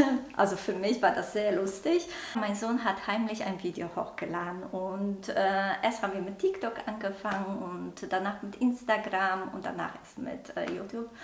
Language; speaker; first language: German; non-native, local second language; Polish